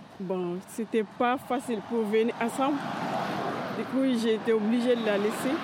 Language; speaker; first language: French; non-native, learner; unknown